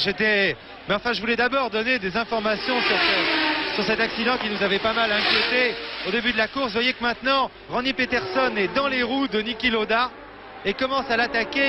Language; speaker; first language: French; native; French